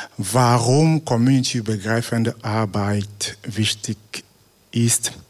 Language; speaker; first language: German; non-native, fluent; French